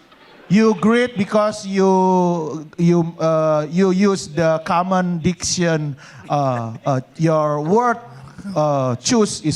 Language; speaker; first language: English; non-native, learner; Indonesian